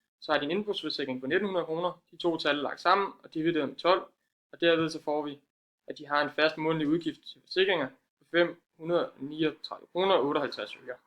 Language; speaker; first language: Danish; native; Danish